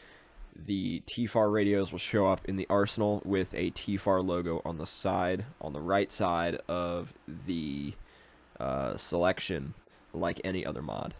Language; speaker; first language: English; native; English